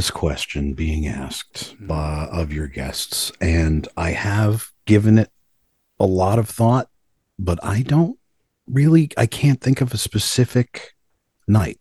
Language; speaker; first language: English; native; English